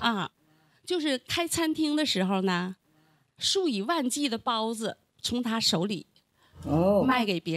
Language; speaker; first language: Chinese; native; Chinese